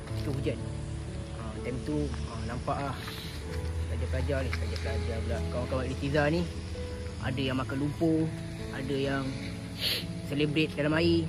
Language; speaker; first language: Malay; native; Malay